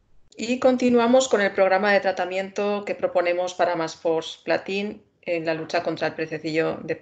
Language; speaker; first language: Spanish; native; Spanish